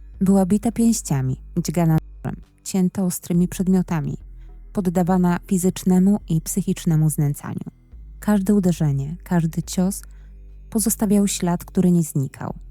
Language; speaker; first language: Polish; native; Polish